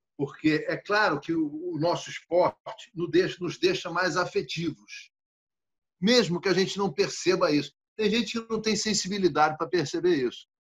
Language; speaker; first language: Portuguese; native; Portuguese